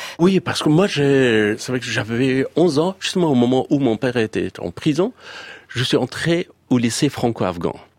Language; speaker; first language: French; non-native, fluent; Persian